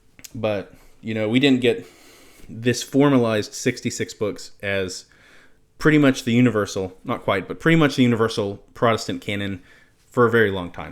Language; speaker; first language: English; native; English